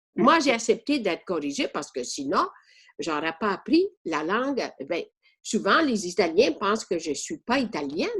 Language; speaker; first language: French; non-native, fluent; Italian